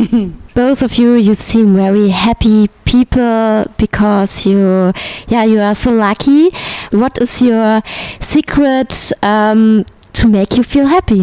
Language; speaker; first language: English; non-native, fluent; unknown